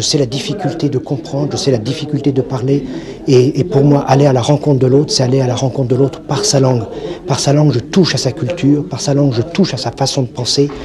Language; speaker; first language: French; native; French